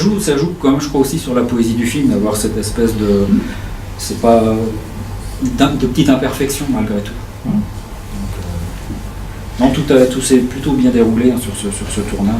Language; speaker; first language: French; native; French